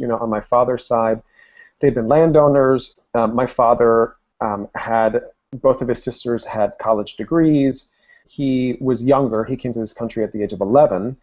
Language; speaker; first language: English; early bilingual, other home language; Spanish